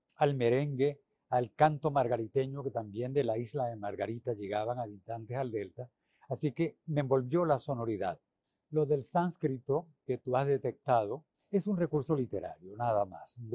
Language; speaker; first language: Spanish; native; Spanish